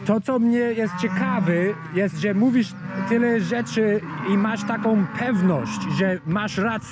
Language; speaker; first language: Polish; non-native, learner; English